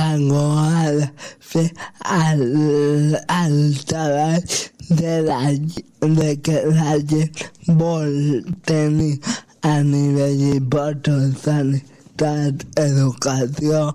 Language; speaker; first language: Catalan; non-native, local second language; Spanish